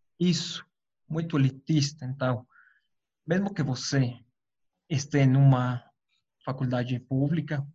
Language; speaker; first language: Portuguese; non-native, fluent; Spanish